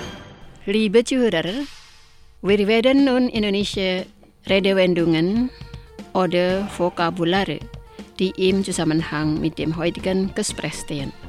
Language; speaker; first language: German; non-native, fluent; Indonesian